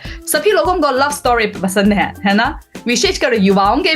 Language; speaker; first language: Hindi; non-native, learner; Chinese